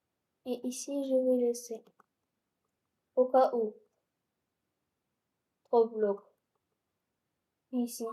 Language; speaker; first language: French; non-native, local second language; Arabic